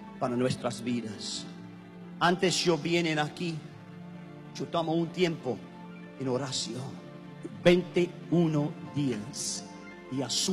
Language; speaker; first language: Spanish; non-native, learner; English